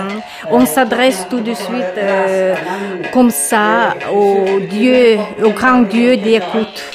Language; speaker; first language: French; non-native, learner; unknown